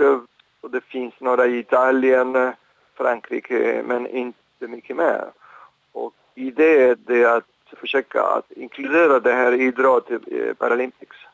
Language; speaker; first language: Swedish; non-native, fluent; Spanish